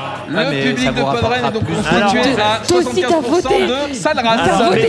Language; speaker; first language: French; native; French